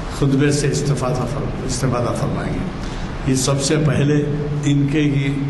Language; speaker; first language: Urdu; native; Urdu